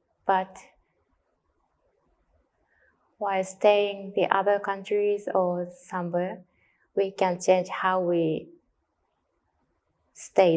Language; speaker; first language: English; non-native, learner; Japanese